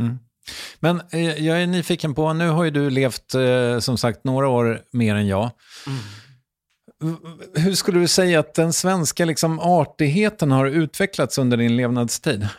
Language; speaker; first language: Swedish; native; Swedish